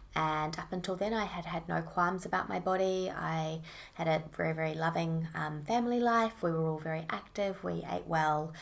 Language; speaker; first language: English; native; English